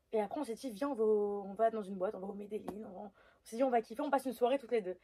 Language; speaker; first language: French; early bilingual, other home language; Spanish